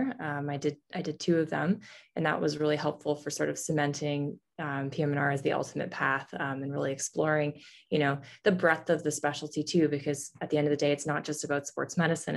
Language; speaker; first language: English; native; English